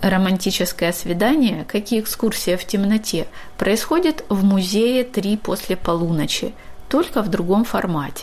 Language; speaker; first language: Russian; native; Russian